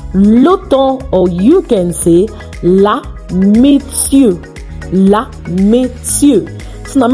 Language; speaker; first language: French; non-native, fluent; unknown